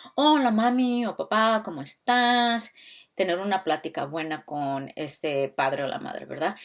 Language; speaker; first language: Spanish; early bilingual, other home language; English